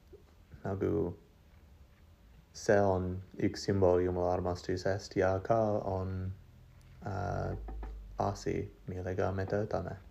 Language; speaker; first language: Estonian; non-native, learner; English